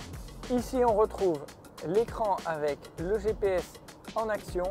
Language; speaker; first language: French; native; French